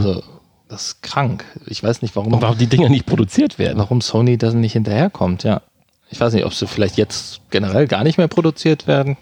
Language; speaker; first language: German; native; German